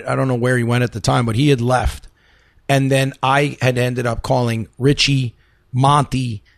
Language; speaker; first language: English; native; English